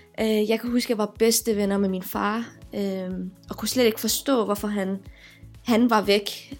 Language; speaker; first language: Danish; early bilingual, other home language; Arabic